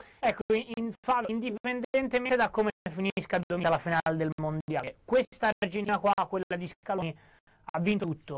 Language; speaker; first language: Italian; native; Italian